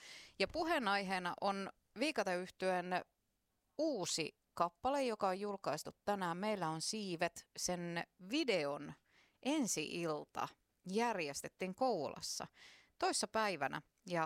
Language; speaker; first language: Finnish; native; Finnish